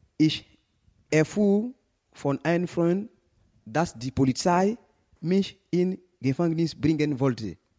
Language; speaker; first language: German; non-native, learner; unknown